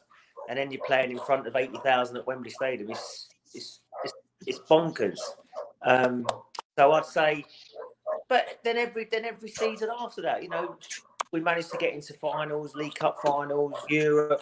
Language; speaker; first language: English; native; English